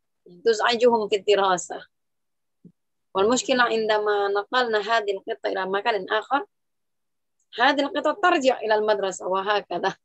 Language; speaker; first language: Arabic; non-native, fluent; Indonesian